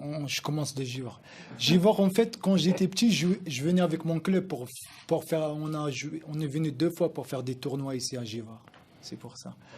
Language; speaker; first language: French; non-native, local second language; Arabic